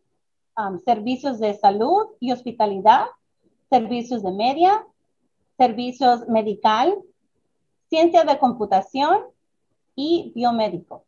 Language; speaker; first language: Spanish; early bilingual, other home language; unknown